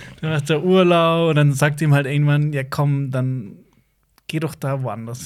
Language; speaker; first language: German; native; German